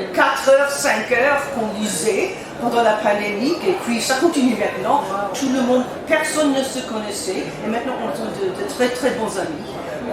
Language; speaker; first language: French; non-native, learner; English